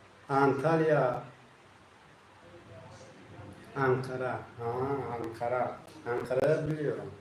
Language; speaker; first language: Turkish; non-native, learner; Tajik